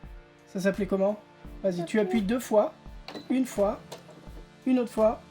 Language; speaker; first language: French; native; French